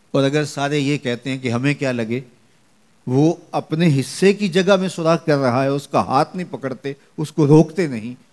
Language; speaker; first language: Urdu; non-native, local second language; Punjabi